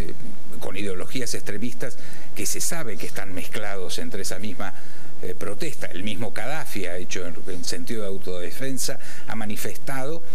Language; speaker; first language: Spanish; native; Spanish